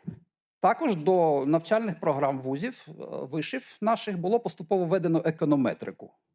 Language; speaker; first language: Ukrainian; native; Ukrainian